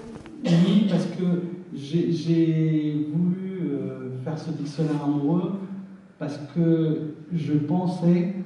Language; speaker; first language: French; early bilingual, other home language; Arabic